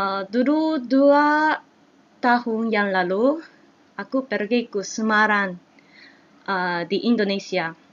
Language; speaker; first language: Indonesian; non-native, learner; Japanese